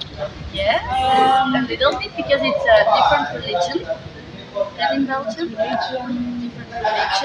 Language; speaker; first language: English; non-native, fluent; Dutch